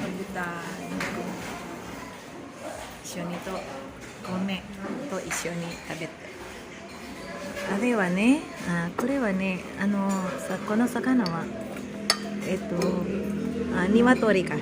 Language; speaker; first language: Japanese; non-native, learner; Indonesian